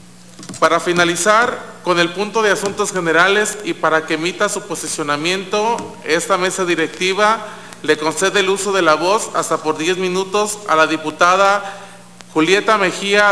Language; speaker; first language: Spanish; native; Spanish